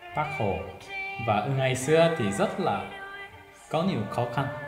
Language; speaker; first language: Vietnamese; non-native, fluent; Korean